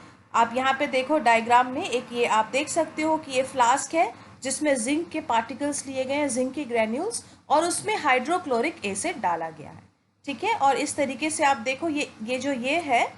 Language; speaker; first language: Hindi; native; Hindi